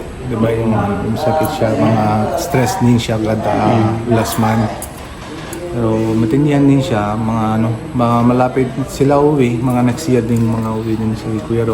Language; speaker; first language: Filipino; non-native, learner; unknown